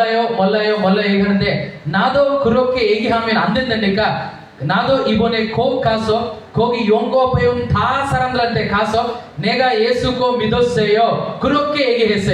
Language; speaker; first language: Korean; non-native, learner; Telugu